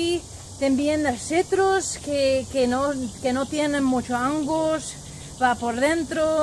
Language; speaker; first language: Spanish; non-native, learner; English